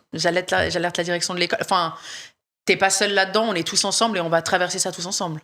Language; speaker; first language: French; native; French